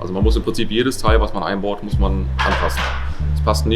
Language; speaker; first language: German; native; German